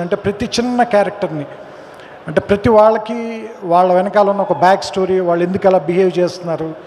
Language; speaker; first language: Telugu; native; Telugu